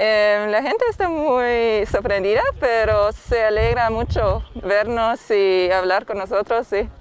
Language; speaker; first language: Spanish; non-native, learner; German